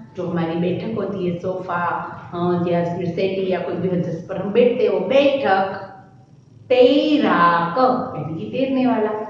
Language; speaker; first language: Hindi; non-native, local second language; Gujarati